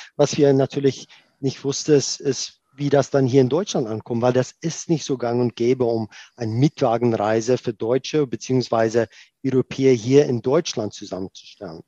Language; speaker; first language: German; non-native, fluent; Afrikaans